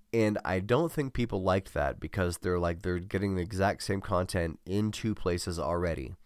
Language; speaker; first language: English; native; English